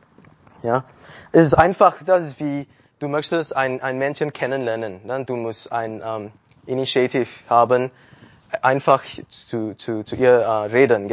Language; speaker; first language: German; non-native, learner; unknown